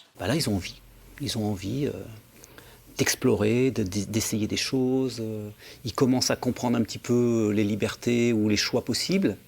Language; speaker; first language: French; native; French